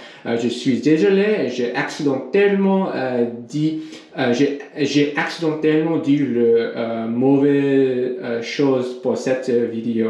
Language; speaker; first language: French; non-native, learner; English